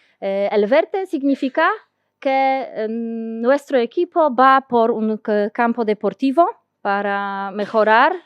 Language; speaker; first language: Spanish; non-native, learner; Polish